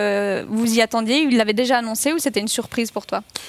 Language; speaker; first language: French; native; French